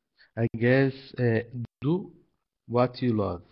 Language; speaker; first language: English; non-native, learner; Portuguese